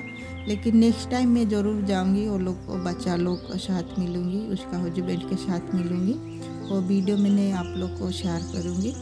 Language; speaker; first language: Hindi; non-native, local second language; Odia